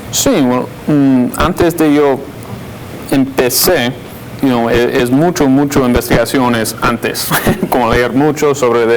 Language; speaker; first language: Spanish; non-native, fluent; English